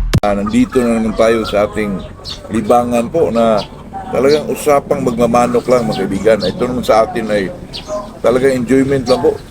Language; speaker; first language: Filipino; non-native, local second language; Cebuano